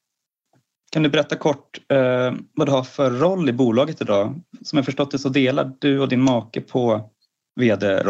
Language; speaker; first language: Swedish; native; Swedish